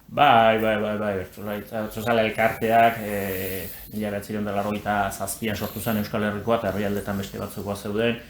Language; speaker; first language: Basque; native; Basque